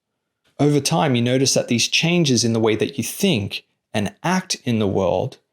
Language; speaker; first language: English; native; English